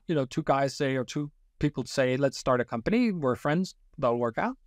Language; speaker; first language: English; non-native, fluent; Danish